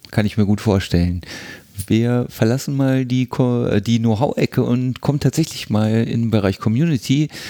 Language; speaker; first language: German; native; German